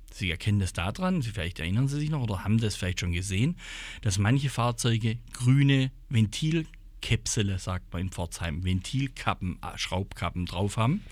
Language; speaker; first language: German; native; German